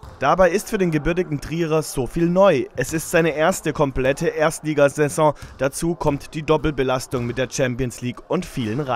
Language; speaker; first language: German; native; German